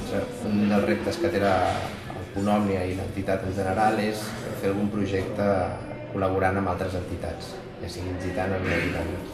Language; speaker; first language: Catalan; native; Catalan